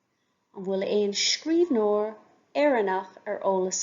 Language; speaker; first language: Irish; non-native, local second language; English